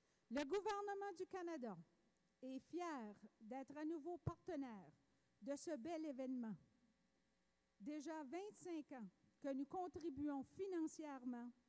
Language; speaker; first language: French; native; French